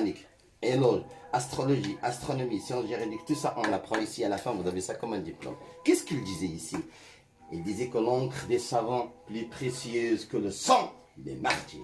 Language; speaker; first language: French; non-native, local second language; Arabic